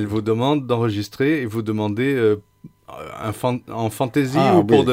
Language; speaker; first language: French; native; French